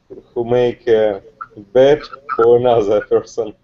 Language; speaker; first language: English; non-native, learner; Russian